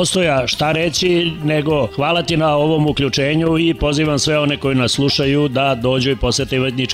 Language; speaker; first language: Serbian; native; Serbian